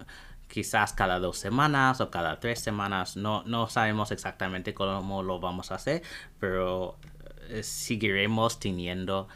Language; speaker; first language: Spanish; non-native, fluent; English